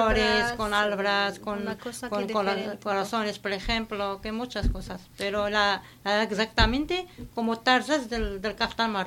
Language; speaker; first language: Spanish; non-native, learner; Arabic